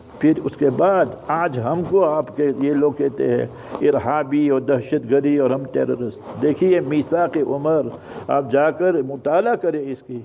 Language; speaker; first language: Urdu; early bilingual, heritage; English